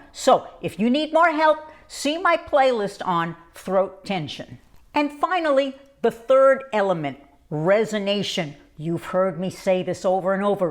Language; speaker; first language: English; native; English